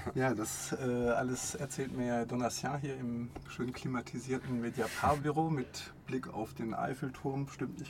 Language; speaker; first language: German; native; German